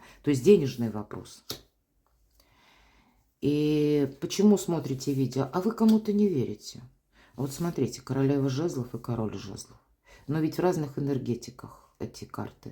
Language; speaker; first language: Russian; native; Russian